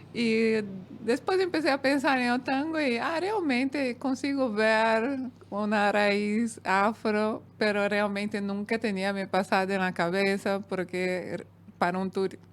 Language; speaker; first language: Spanish; non-native, fluent; Portuguese